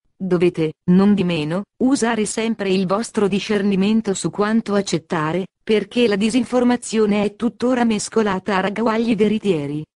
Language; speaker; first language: Italian; native; Italian